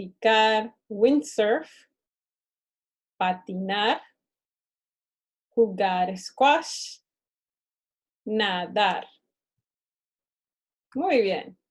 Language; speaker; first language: Spanish; non-native, fluent; English